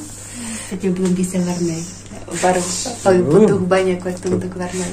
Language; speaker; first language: Indonesian; non-native, learner; Russian